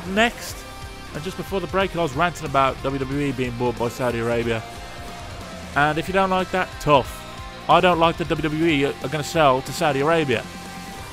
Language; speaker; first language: English; native; English